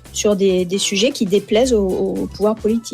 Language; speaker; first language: French; native; French